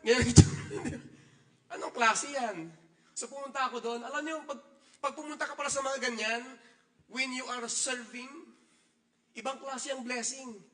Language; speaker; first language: Filipino; non-native, local second language; Hiligaynon